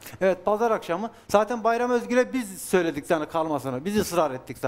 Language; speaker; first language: Turkish; native; Turkish